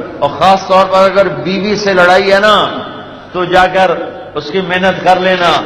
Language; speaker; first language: Urdu; non-native, local second language; Punjabi